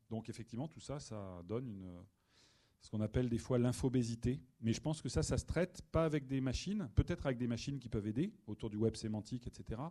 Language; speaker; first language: French; native; French